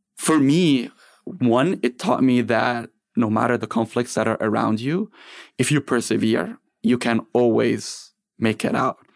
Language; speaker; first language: English; non-native, fluent; Arabic